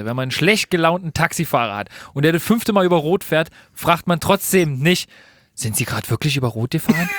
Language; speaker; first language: German; native; German